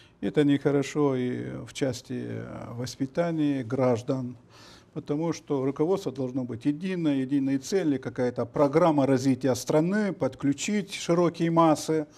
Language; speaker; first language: Russian; non-native, local second language; Romanian